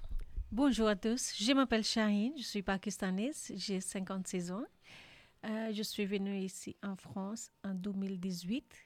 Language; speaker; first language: French; non-native, learner; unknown